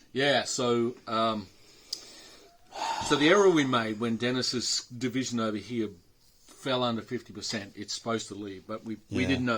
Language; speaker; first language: English; native; English